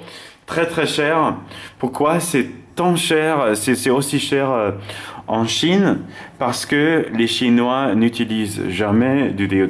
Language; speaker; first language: French; non-native, fluent; German